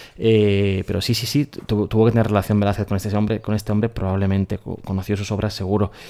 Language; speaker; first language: Spanish; native; Spanish